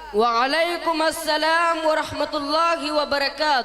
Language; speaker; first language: Arabic; non-native, learner; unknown